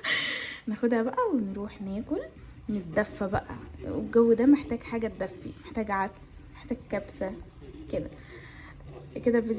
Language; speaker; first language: Arabic; native; Arabic